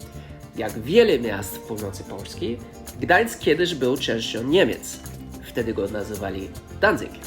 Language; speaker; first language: Polish; non-native, fluent; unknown